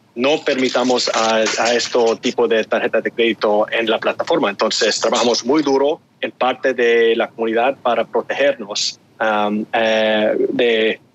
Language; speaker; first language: Spanish; early bilingual, heritage; Spanish